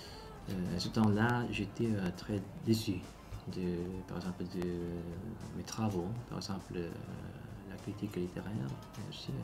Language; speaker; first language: French; non-native, learner; Korean